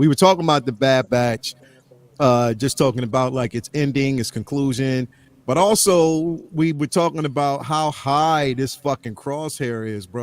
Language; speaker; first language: English; native; English